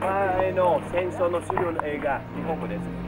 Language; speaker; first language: Japanese; non-native, learner; Vietnamese